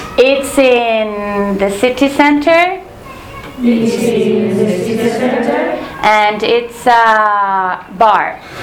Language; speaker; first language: English; non-native, fluent; Spanish